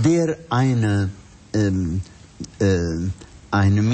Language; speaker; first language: German; non-native, fluent; Arabic